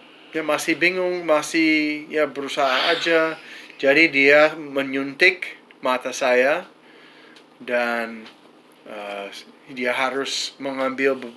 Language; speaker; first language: Indonesian; non-native, fluent; English